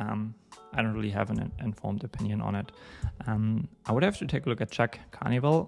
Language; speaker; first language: English; non-native, fluent; German